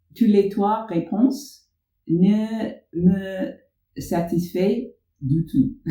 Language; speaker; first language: French; non-native, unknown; English